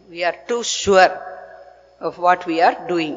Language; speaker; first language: English; non-native, local second language; Tamil